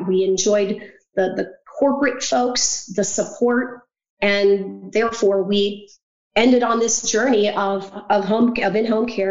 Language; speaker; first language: English; native; English